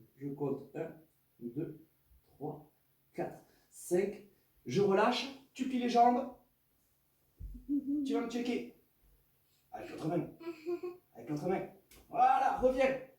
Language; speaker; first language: French; native; French